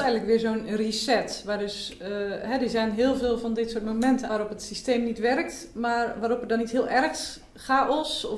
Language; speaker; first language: Dutch; native; Dutch